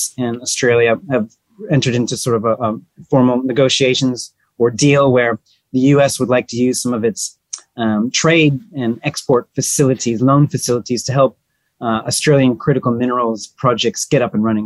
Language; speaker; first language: English; native; English